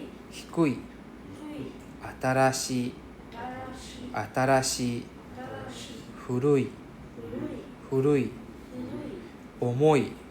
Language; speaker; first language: Japanese; non-native, fluent; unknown